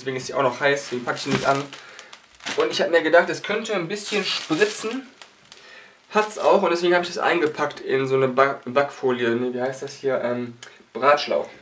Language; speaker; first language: German; native; German